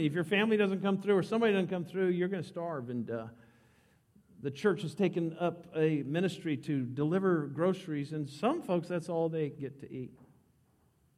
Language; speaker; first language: English; native; English